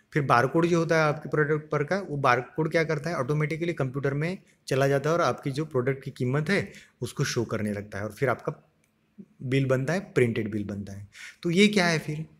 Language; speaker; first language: Hindi; non-native, local second language; Marathi